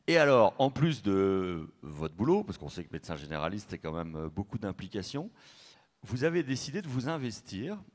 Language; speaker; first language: French; native; French